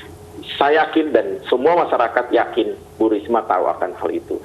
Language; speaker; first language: Indonesian; native; Indonesian